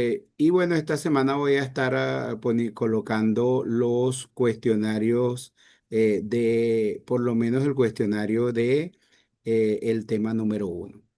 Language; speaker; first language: Spanish; non-native, fluent; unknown